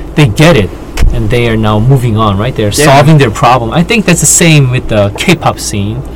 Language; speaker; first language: English; non-native, fluent; Korean